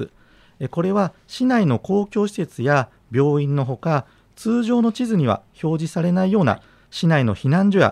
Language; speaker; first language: Japanese; native; Japanese